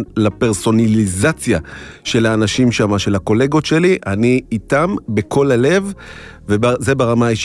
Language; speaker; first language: Hebrew; native; Hebrew